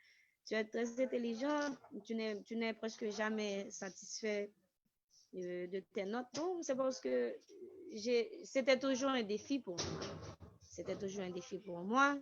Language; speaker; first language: French; non-native, local second language; Haitian Creole